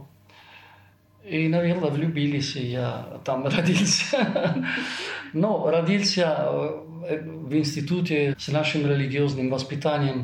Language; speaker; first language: Russian; non-native, fluent; Italian